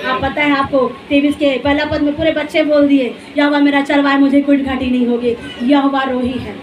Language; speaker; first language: Hindi; native; Hindi